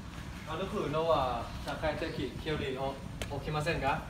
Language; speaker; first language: Japanese; non-native, learner; Thai